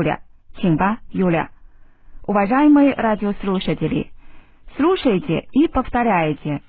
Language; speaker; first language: Russian; non-native, fluent; Chinese